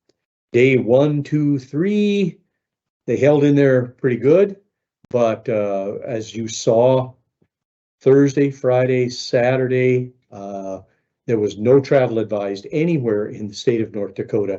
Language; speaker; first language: English; native; English